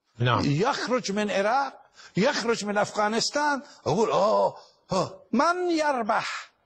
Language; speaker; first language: Arabic; non-native, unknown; Persian